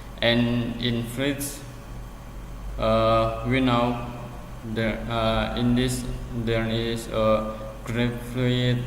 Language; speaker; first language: English; non-native, learner; Indonesian